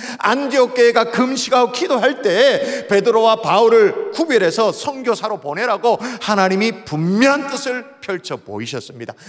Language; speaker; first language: Korean; native; Korean